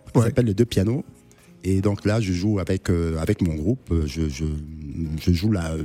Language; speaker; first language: French; non-native, local second language; Duala